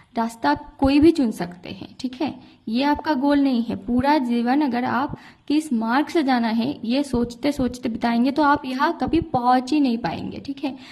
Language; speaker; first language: Hindi; non-native, local second language; Bangla